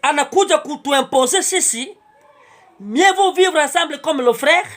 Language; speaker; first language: French; non-native, local second language; Swahili